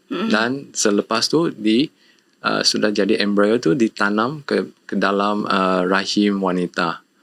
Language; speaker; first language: Malay; non-native, local second language; Chinese